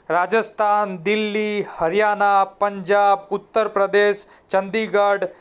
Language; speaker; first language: Hindi; non-native, local second language; Gujarati